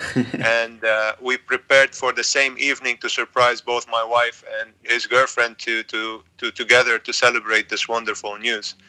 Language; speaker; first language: English; non-native, fluent; Arabic